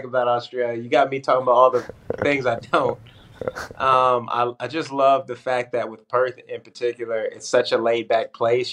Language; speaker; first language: English; native; English